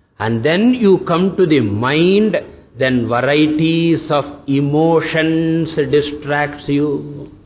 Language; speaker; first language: English; non-native, local second language; Tamil